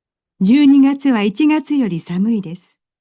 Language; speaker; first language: Japanese; non-native, learner; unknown